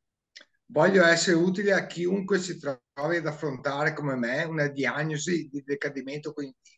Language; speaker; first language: Italian; native; Italian